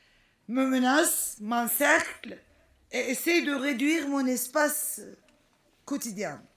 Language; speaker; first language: French; non-native, fluent; Turkish